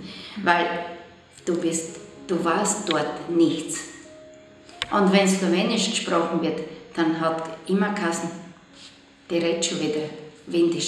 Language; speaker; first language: German; non-native, local second language; Slovenian